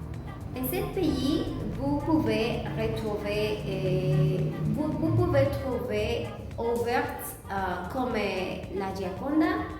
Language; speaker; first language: French; non-native, learner; Spanish